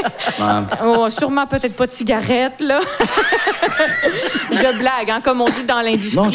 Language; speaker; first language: French; native; French